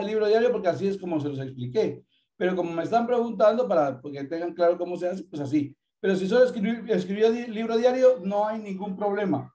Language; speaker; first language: Spanish; native; Spanish